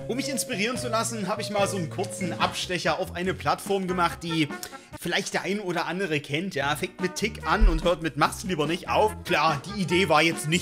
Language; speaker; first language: German; native; German